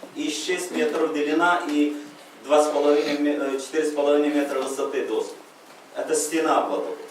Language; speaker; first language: Russian; non-native, local second language; Uzbek